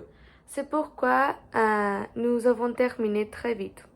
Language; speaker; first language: French; non-native, learner; Spanish